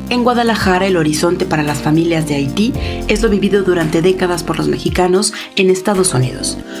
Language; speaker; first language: Spanish; native; Spanish